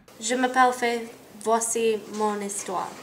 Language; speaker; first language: French; non-native, learner; English